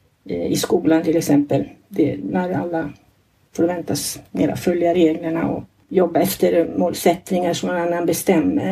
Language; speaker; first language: Swedish; non-native, fluent; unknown